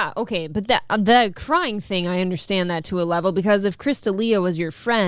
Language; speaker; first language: English; native; English